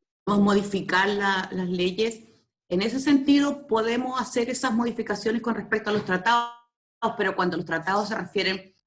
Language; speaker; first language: Spanish; native; Spanish